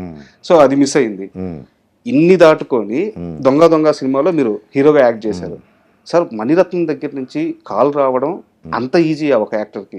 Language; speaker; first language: Telugu; native; Telugu